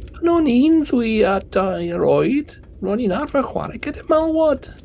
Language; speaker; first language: Welsh; non-native, learner; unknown